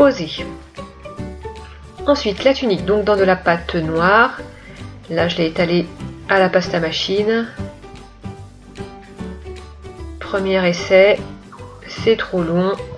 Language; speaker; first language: French; native; French